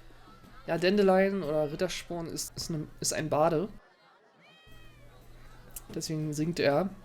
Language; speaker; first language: German; native; German